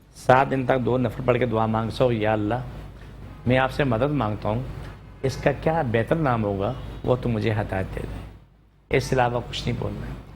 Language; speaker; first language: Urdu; non-native, local second language; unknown